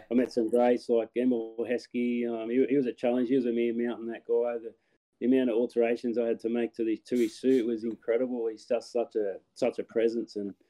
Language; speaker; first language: English; native; English